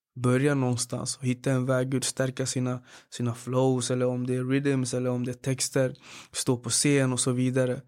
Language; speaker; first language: Swedish; early bilingual, other home language; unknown